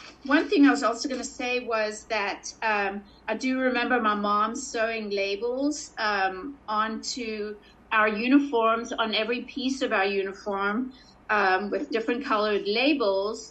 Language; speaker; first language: English; native; English